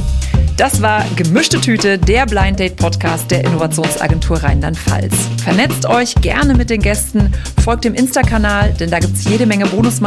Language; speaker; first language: German; native; German